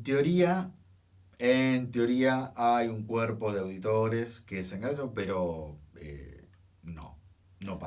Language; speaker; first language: Spanish; native; Spanish